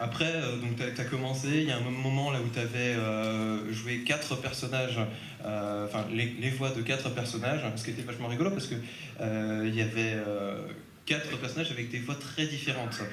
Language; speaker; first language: French; native; French